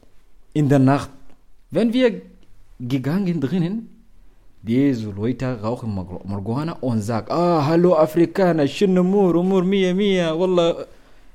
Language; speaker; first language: German; non-native, learner; Arabic